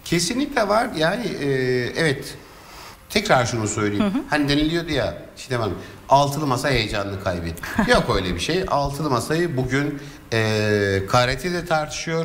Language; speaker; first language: Turkish; native; Turkish